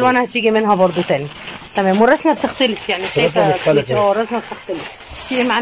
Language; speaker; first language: Arabic; native; Arabic